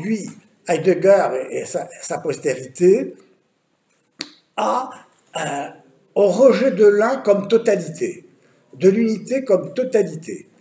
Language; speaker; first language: French; native; French